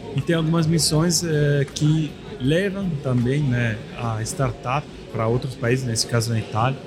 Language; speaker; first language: Portuguese; non-native, fluent; Italian